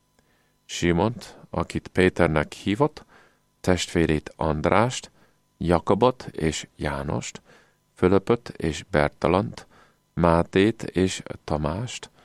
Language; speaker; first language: Hungarian; non-native, fluent; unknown